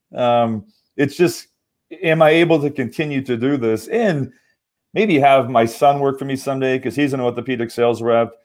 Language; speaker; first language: English; native; English